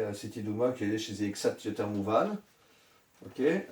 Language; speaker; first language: Hebrew; non-native, fluent; French